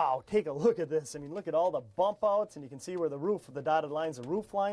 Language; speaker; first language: English; native; English